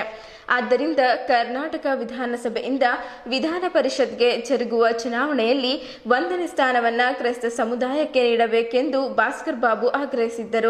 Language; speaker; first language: Kannada; native; Kannada